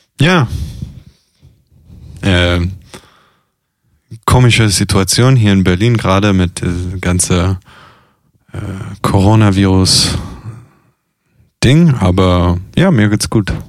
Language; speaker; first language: German; non-native, fluent; Italian